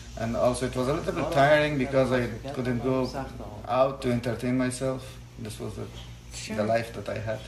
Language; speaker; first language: English; non-native, fluent; Persian